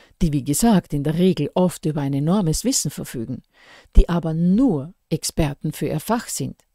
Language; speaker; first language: German; native; German